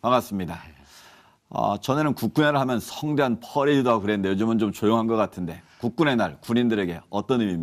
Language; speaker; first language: Korean; native; Korean